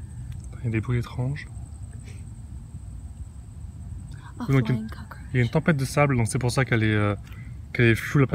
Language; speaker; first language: French; native; French